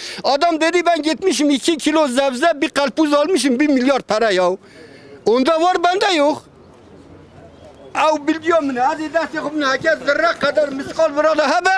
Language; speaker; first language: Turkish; non-native, local second language; Kurdish